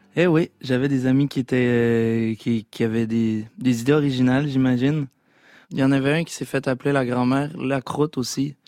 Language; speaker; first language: French; native; French